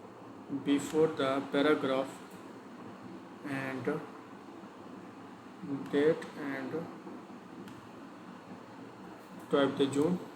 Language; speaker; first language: English; non-native, learner; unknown